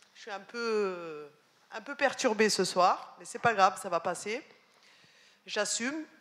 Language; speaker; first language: French; native; French